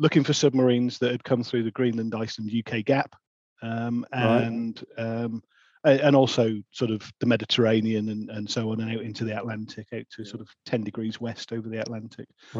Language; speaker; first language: English; native; English